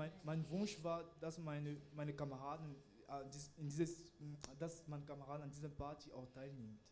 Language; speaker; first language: German; non-native, learner; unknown